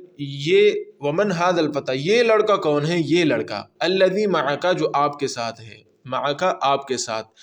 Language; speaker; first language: Urdu; non-native, local second language; Pashto